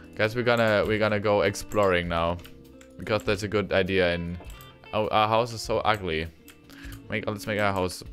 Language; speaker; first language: English; non-native, fluent; German